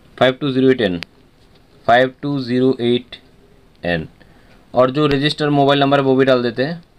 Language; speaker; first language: Hindi; non-native, local second language; Bangla